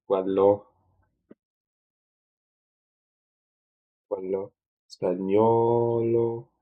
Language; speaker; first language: Italian; non-native, learner; English